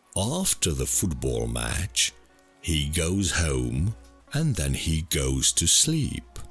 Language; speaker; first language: English; non-native, fluent; Czech